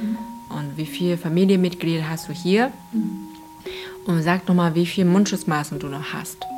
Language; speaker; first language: German; non-native, fluent; Chinese